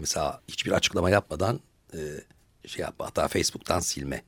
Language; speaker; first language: Turkish; native; Turkish